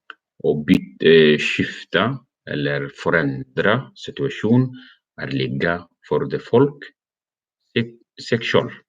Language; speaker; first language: Norwegian; non-native, learner; Arabic